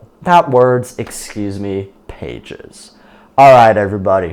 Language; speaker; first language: English; native; English